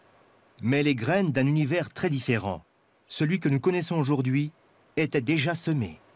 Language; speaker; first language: French; native; French